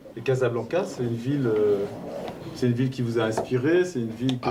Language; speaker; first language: French; native; French